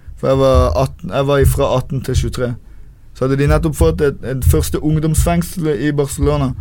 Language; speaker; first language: Norwegian; native; Norwegian